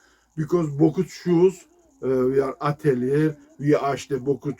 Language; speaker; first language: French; non-native, learner; Turkish